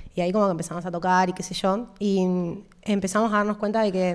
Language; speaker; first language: Spanish; native; Spanish